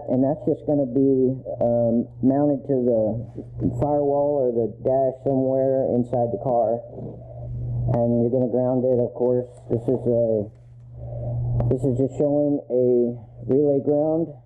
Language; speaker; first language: English; native; English